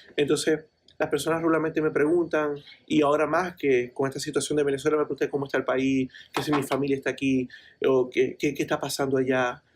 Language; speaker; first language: Spanish; native; Spanish